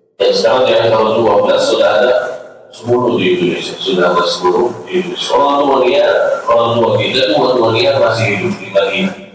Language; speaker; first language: Indonesian; non-native, fluent; Arabic